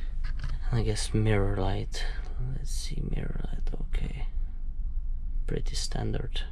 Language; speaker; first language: English; non-native, fluent; French